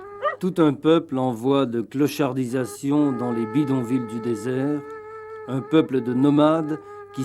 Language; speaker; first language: French; native; French